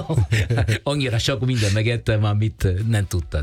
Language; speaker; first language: Hungarian; non-native, fluent; Italian